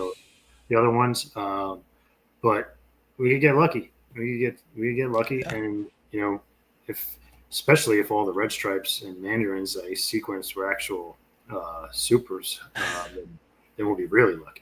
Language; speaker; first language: English; native; English